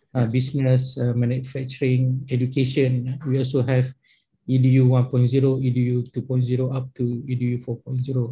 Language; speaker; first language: English; non-native, local second language; Malay